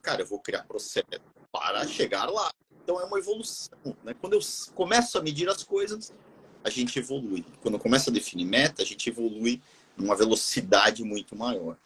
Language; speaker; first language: Portuguese; native; Portuguese